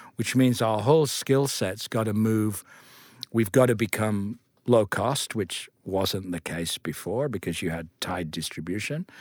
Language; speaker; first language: English; native; English